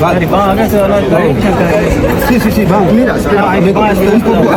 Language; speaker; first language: Spanish; non-native, learner; Punjabi